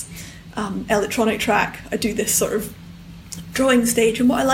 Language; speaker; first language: English; native; English